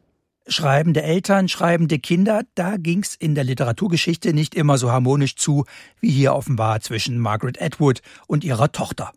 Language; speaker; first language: German; native; German